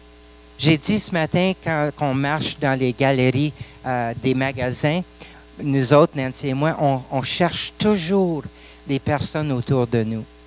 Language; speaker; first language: French; non-native, local second language; English